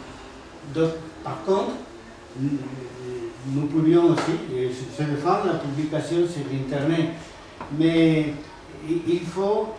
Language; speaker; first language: French; non-native, fluent; Spanish